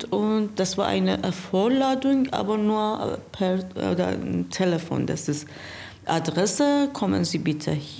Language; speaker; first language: German; non-native, learner; Persian